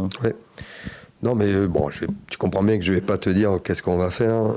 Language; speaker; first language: French; native; French